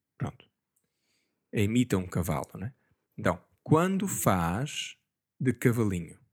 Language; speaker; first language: Portuguese; native; Portuguese